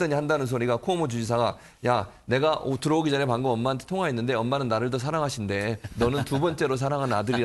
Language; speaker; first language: Korean; native; Korean